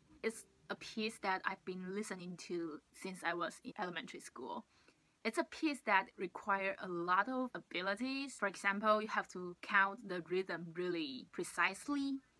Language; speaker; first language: English; non-native, fluent; Chinese